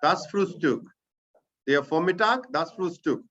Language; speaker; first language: German; non-native, fluent; Hindi